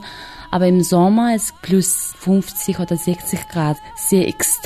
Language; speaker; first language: German; non-native, fluent; Mongolian